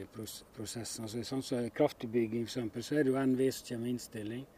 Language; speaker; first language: Norwegian; native; Norwegian